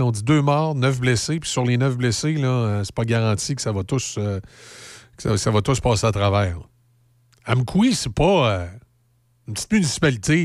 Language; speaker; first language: French; native; French